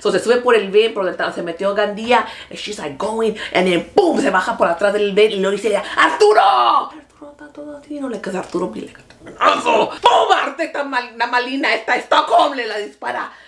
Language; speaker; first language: Spanish; early bilingual, other home language; English